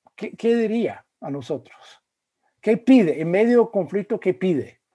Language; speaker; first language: Spanish; non-native, fluent; English